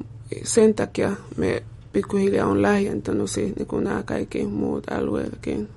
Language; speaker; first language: Finnish; non-native, fluent; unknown